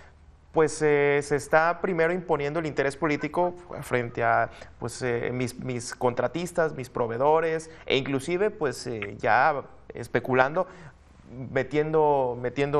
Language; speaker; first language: Spanish; native; Spanish